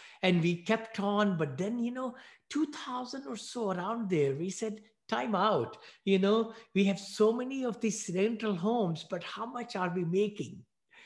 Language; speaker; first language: English; non-native, local second language; Hindi